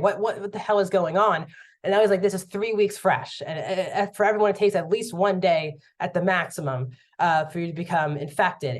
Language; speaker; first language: English; native; English